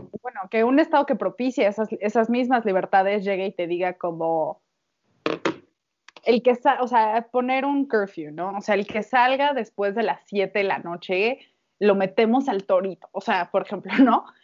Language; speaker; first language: Spanish; native; Spanish